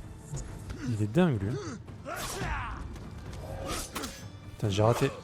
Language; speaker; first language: French; native; French